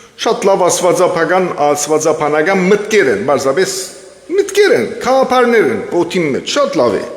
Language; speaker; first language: Armenian; early bilingual, heritage; Armenian